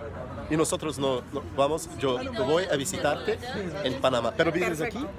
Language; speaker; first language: Spanish; non-native, fluent; Portuguese